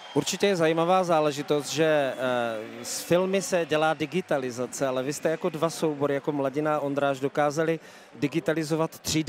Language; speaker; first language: Czech; native; Czech